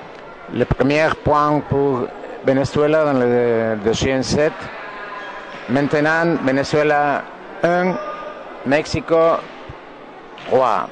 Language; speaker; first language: French; non-native, learner; Spanish